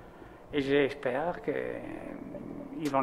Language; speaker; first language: French; non-native, fluent; Italian